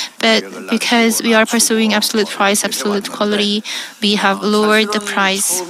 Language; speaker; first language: English; non-native, fluent; Korean